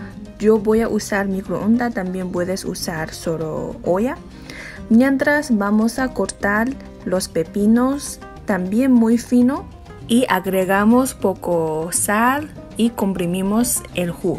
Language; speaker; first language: Spanish; non-native, fluent; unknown